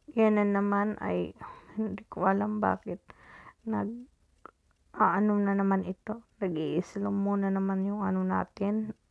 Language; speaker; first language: Filipino; non-native, local second language; Cebuano